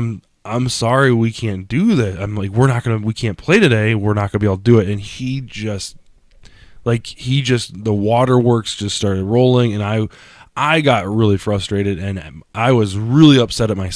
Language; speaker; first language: English; native; English